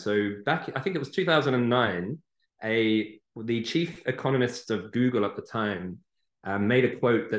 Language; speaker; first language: English; native; English